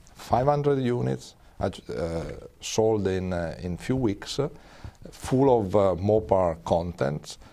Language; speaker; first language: English; non-native, fluent; Italian